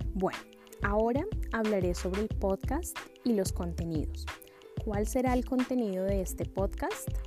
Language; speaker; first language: Spanish; native; Spanish